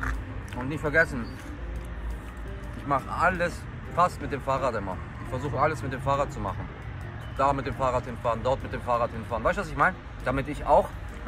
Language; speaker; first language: German; native; German